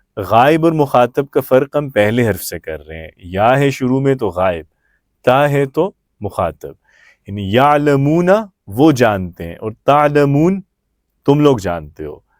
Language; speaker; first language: Urdu; native; Urdu